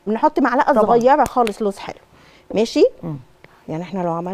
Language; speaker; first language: Arabic; native; Arabic